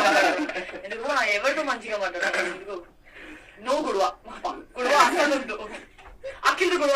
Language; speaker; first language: Telugu; non-native, learner; Gujarati